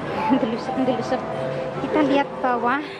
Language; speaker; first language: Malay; non-native, local second language; Javanese